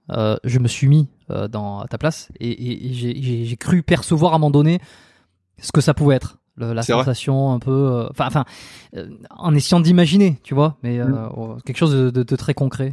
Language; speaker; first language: French; native; French